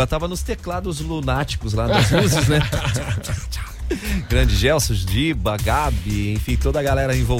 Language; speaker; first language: Portuguese; native; Portuguese